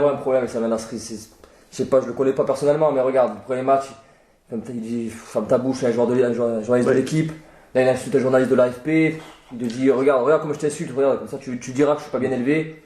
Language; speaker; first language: French; native; French